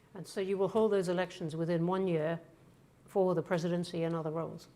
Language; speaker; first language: English; native; English